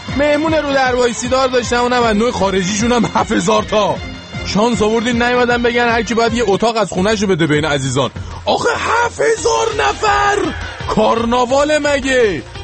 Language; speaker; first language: Persian; native; Persian